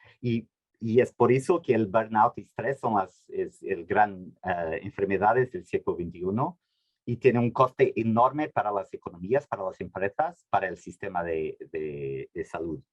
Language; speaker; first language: Spanish; non-native, fluent; Portuguese